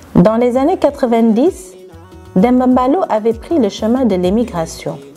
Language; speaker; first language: French; non-native, local second language; Wolof